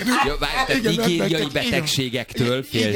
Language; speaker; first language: Hungarian; native; Hungarian